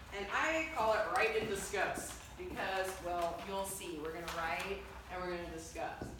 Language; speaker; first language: English; native; English